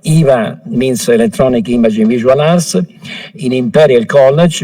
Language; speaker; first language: English; non-native, fluent; Italian